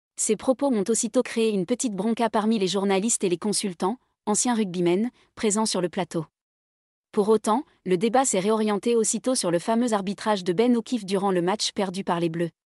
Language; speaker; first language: French; non-native, learner; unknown